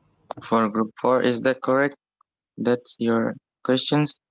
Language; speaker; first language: English; non-native, learner; Indonesian